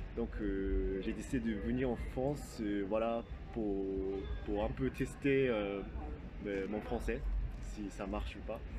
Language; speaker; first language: French; non-native, fluent; Japanese